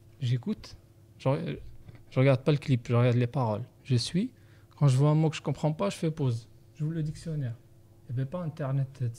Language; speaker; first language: French; non-native, fluent; Arabic